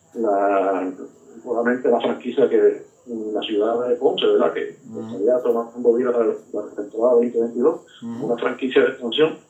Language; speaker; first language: Spanish; native; Spanish